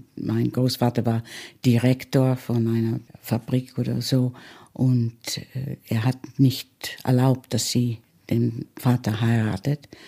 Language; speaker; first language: German; early bilingual, heritage; German